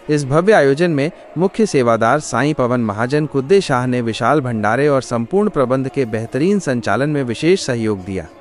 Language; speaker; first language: Hindi; non-native, local second language; Punjabi